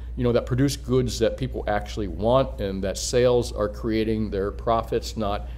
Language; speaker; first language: English; native; English